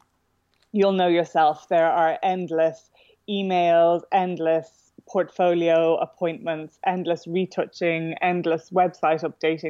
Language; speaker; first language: English; native; English